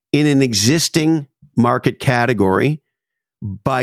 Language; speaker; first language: English; native; English